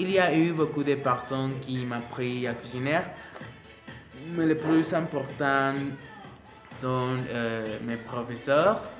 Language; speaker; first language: French; non-native, learner; Spanish